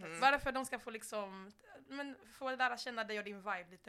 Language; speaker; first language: Swedish; native; Swedish